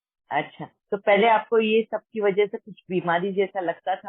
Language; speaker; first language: Hindi; native; Hindi